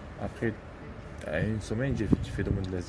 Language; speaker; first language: French; non-native, learner; Arabic